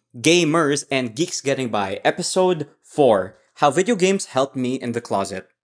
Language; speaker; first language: English; non-native, local second language; Filipino